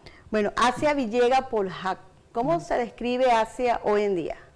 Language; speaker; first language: Spanish; native; Spanish